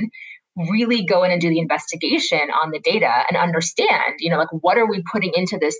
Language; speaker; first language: English; native; English